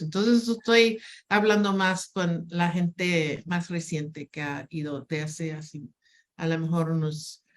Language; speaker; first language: Spanish; non-native, fluent; English